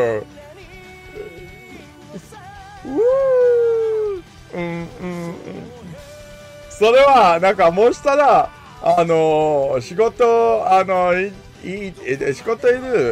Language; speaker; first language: Japanese; non-native, learner; English